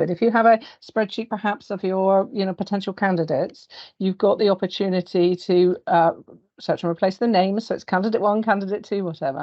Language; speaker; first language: English; native; English